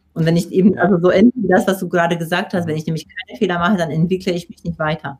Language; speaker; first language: German; non-native, fluent; Polish